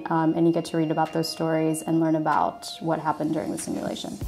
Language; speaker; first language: English; native; English